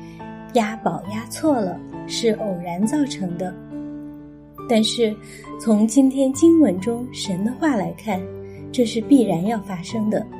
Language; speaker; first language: Chinese; native; Chinese